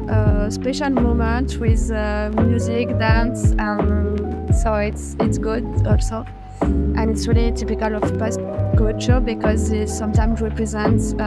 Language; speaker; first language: English; non-native, fluent; French